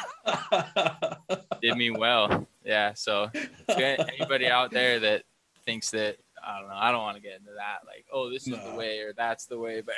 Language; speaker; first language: English; native; English